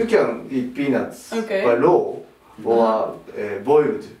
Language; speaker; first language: English; non-native, learner; Japanese